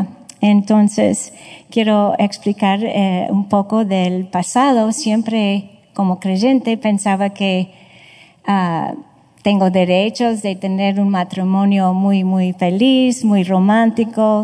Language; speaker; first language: Spanish; non-native, fluent; English